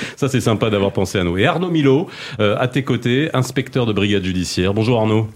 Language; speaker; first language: French; native; French